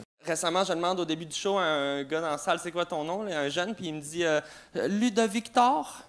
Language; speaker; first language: French; native; French